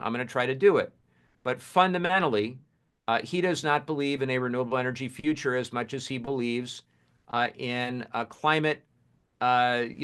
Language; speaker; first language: English; native; English